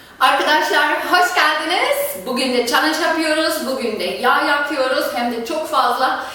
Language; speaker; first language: Turkish; non-native, fluent; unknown